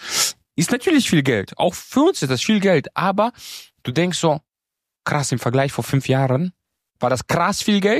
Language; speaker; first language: German; native; German